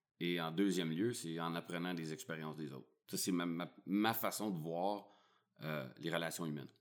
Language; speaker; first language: French; native; French